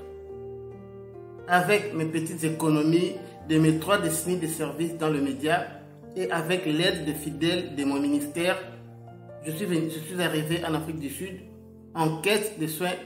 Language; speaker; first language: French; non-native, local second language; Lingala